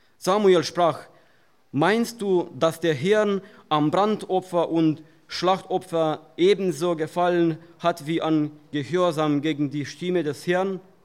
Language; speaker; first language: German; non-native, fluent; Russian